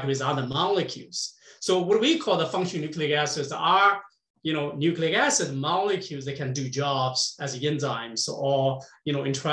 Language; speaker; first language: English; non-native, fluent; Chinese